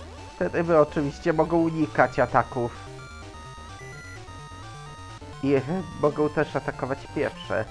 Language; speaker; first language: Polish; native; Polish